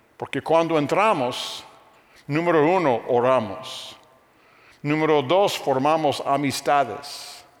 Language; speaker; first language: Spanish; non-native, fluent; English